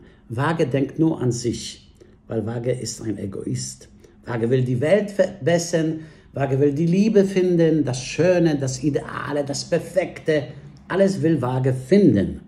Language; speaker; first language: German; non-native, fluent; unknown